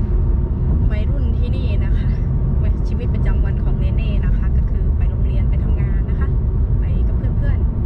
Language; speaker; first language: Thai; native; Thai